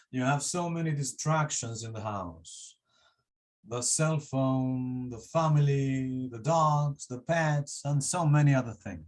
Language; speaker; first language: English; non-native, fluent; Spanish